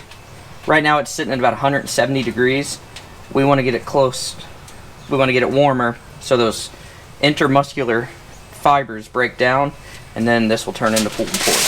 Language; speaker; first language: English; native; English